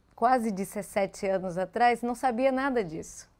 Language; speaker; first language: Portuguese; early bilingual, heritage; Spanish